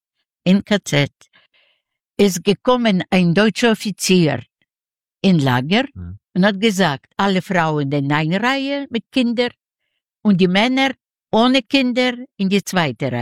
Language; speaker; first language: German; non-native, learner; Yiddish